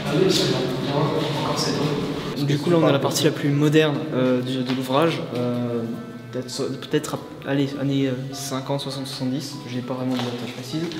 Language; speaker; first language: French; native; French